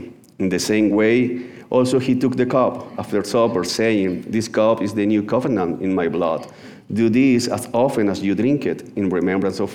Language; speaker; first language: English; non-native, fluent; Spanish